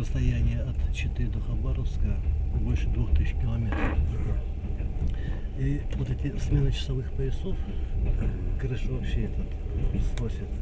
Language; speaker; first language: Russian; native; Russian